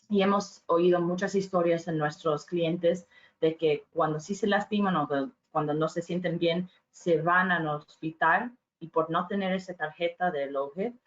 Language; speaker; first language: Spanish; non-native, fluent; English